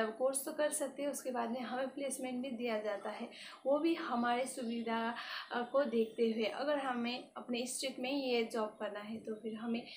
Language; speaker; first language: Hindi; non-native, local second language; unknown